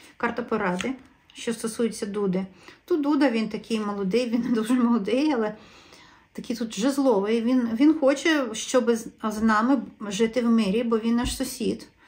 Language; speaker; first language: Ukrainian; native; Ukrainian